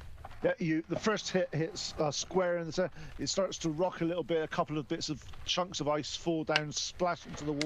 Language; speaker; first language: English; native; English